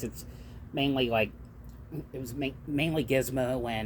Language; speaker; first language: English; native; English